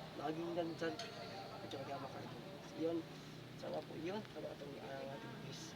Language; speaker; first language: Filipino; non-native, local second language; Cebuano